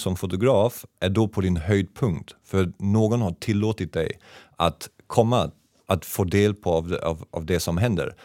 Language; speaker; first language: Swedish; non-native, fluent; German